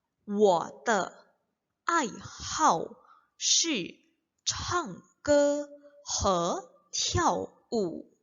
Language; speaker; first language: Chinese; non-native, fluent; Indonesian